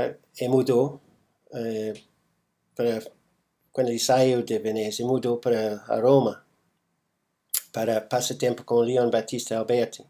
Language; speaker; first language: Portuguese; non-native, fluent; English